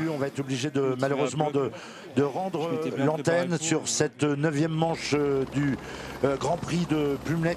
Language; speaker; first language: French; native; French